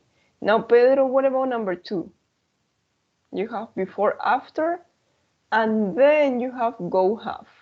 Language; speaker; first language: English; non-native, fluent; Spanish